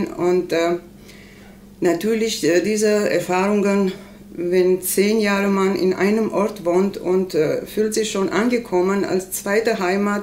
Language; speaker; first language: German; non-native, learner; Armenian